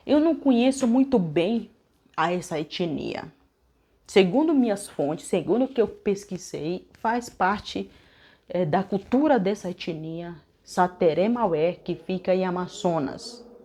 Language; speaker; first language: Portuguese; non-native, local second language; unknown